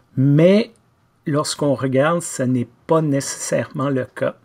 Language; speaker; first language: French; native; French